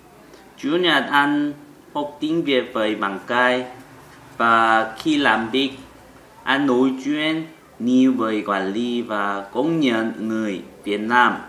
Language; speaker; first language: Vietnamese; non-native, learner; Korean